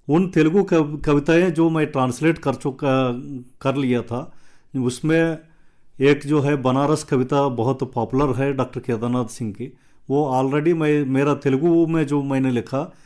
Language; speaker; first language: Hindi; non-native, local second language; Telugu